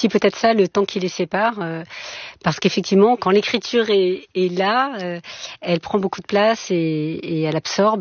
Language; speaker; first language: French; native; French